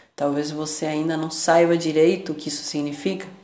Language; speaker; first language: Portuguese; non-native, fluent; Spanish